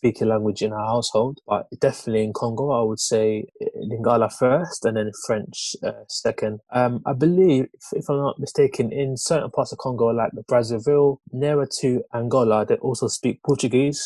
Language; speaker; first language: English; early bilingual, other home language; Lingala